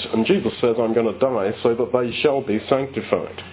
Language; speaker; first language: English; native; English